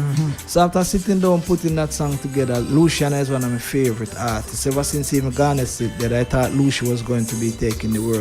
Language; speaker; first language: English; native; English